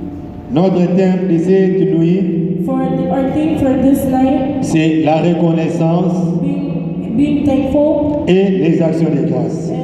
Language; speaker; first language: French; non-native, local second language; Lingala